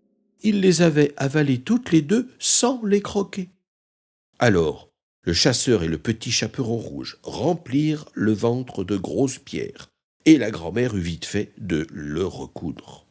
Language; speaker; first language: French; native; French